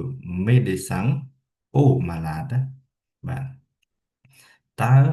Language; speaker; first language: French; non-native, fluent; Khmer